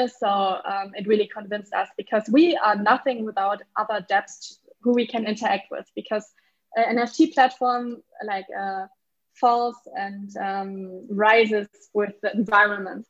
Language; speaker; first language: English; non-native, fluent; German